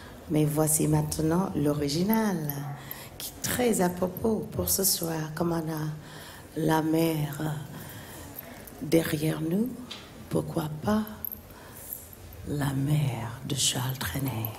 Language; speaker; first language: French; non-native, fluent; English